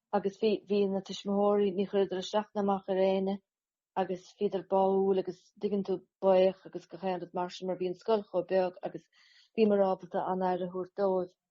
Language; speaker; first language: Irish; native; Irish